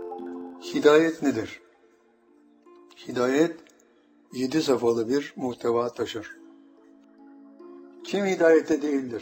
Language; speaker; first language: Turkish; native; Turkish